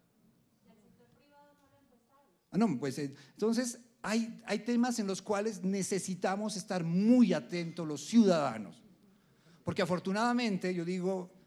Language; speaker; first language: Spanish; native; Spanish